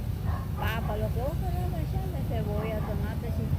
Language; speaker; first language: Spanish; native; Spanish